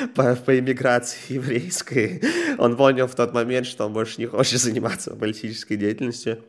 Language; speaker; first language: Russian; native; Russian